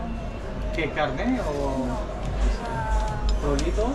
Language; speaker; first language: Spanish; non-native, fluent; Filipino